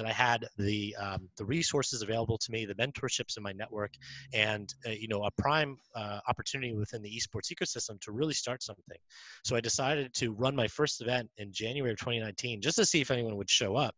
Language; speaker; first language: English; native; English